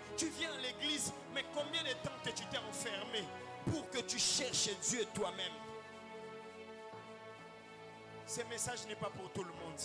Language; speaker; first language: French; non-native, local second language; Lingala